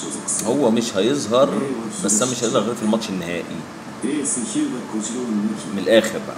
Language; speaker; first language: Arabic; native; Arabic